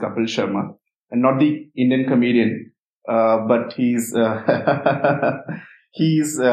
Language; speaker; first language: English; non-native, local second language; Hindi